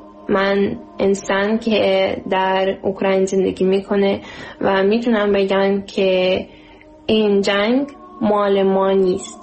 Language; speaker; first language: Persian; non-native, learner; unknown